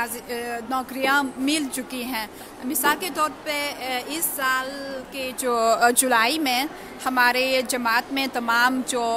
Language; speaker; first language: Hindi; non-native, fluent; Chinese